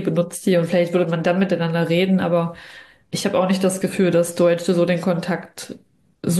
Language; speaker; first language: German; native; German